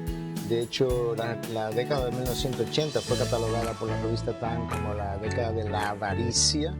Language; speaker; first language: Spanish; native; Spanish